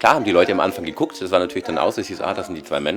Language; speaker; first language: German; native; German